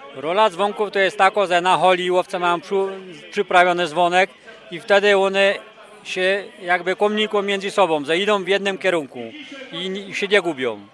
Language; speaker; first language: Polish; native; Polish